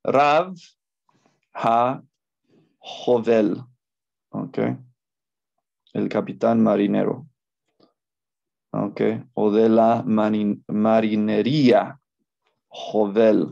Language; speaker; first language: Spanish; non-native, fluent; English